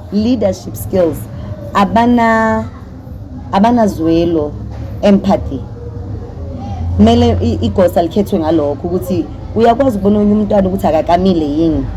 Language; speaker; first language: Zulu; native; Zulu